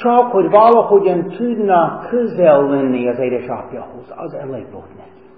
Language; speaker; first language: Hungarian; non-native, fluent; English